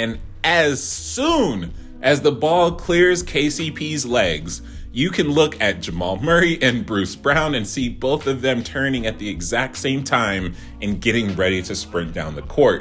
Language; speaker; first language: English; native; English